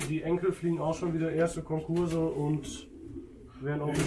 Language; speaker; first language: German; native; German